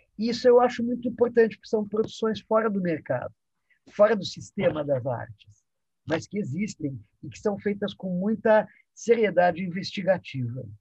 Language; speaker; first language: Portuguese; early bilingual, other home language; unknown